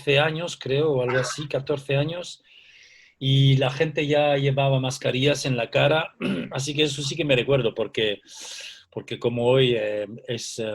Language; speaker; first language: Spanish; early bilingual, heritage; Spanish